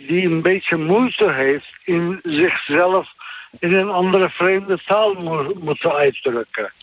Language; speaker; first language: Dutch; non-native, fluent; Turkish